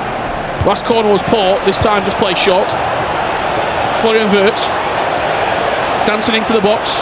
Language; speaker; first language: English; native; English